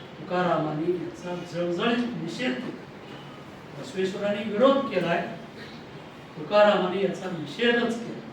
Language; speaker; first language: Marathi; non-native, local second language; Kannada